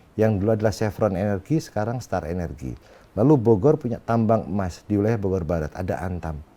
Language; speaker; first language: Indonesian; non-native, local second language; Sundanese